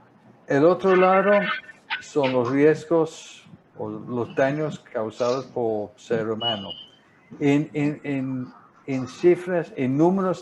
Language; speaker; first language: Spanish; non-native, fluent; English